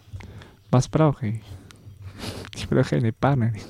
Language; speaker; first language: German; non-native, learner; Spanish